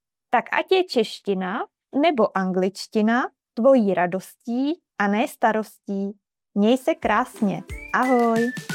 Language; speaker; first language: Czech; native; Czech